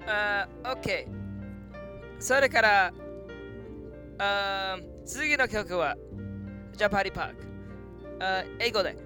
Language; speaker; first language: Japanese; non-native, learner; English